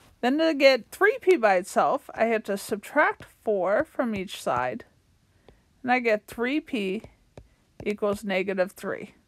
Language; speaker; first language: English; native; English